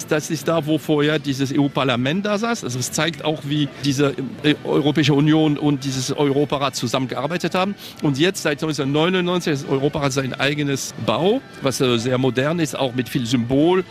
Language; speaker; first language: German; non-native, local second language; French